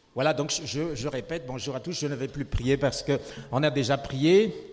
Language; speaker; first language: French; non-native, local second language; Malagasy